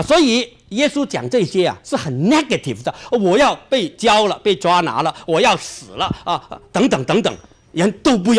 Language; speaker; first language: Chinese; native; Chinese